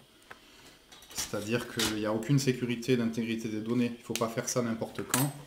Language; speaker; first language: French; native; French